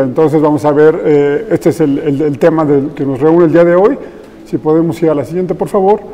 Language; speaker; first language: Spanish; native; Spanish